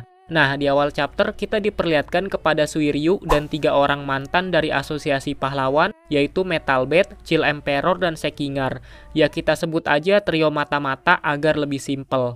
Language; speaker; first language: Indonesian; native; Indonesian